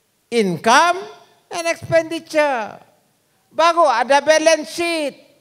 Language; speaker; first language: English; non-native, local second language; Malay